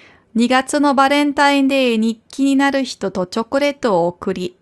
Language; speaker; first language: Japanese; non-native, fluent; German